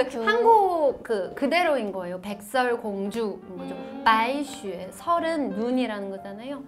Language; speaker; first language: Korean; non-native, fluent; Chinese